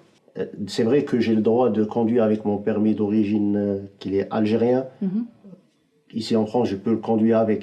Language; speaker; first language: French; non-native, fluent; Arabic